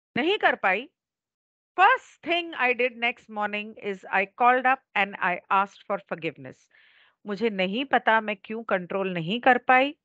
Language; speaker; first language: Hindi; native; Hindi